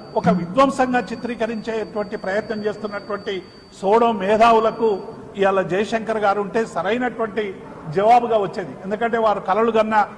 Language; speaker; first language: Telugu; native; Telugu